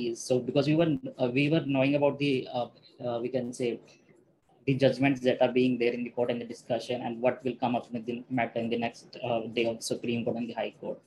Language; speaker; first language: English; non-native, local second language; Hindi